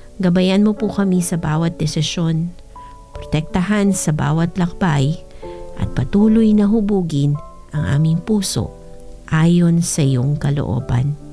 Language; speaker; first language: Filipino; non-native, local second language; Bikol